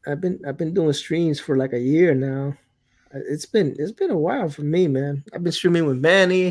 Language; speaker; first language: English; non-native, fluent; Spanish